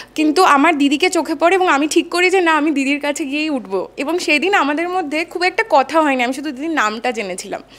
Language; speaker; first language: Bangla; native; Bangla